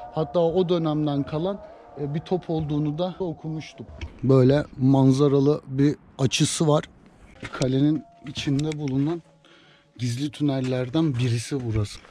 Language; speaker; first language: Turkish; native; Turkish